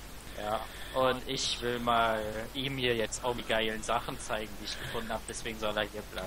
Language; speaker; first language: German; native; German